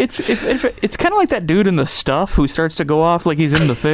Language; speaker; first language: English; native; English